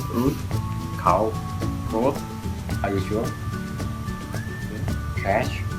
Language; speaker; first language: English; non-native, learner; Thai